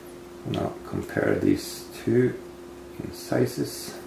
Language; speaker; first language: English; non-native, fluent; Norwegian